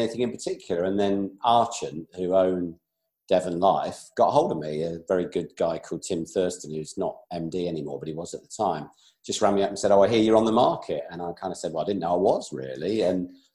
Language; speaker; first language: English; native; English